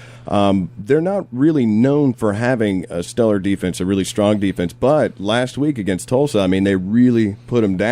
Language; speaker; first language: English; native; English